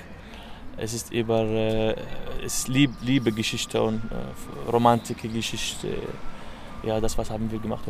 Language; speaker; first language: German; non-native, learner; Arabic